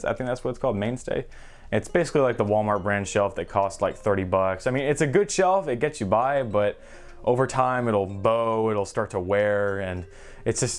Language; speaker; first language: English; native; English